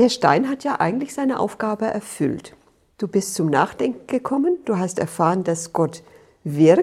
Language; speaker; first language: German; native; German